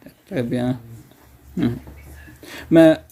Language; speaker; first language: French; non-native, fluent; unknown